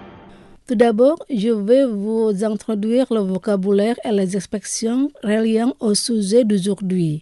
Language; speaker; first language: French; non-native, fluent; Indonesian